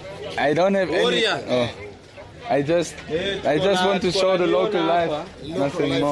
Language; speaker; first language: English; non-native, learner; German